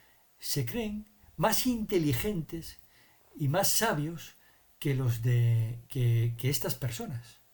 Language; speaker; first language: Spanish; native; Spanish